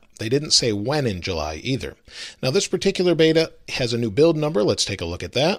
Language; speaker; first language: English; native; English